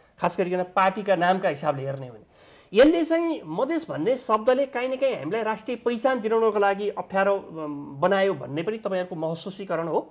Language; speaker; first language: Nepali; native; Nepali